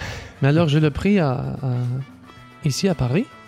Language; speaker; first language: French; non-native, learner; Spanish